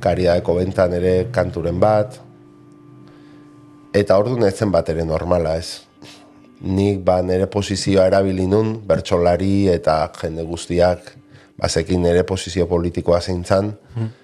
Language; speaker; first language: Basque; non-native, local second language; Spanish